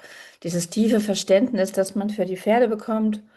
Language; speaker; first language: German; native; German